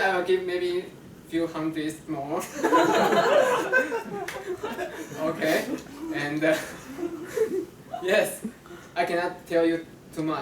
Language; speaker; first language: English; non-native, fluent; Chinese